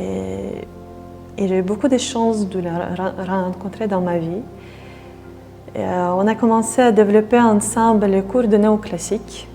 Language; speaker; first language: French; non-native, fluent; Russian